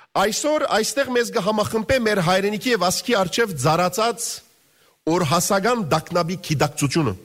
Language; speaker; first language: Armenian; native; Armenian